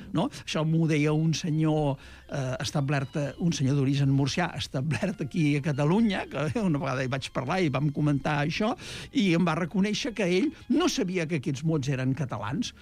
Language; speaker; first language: Catalan; native; Catalan